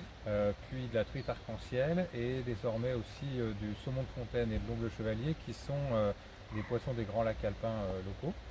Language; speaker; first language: French; native; French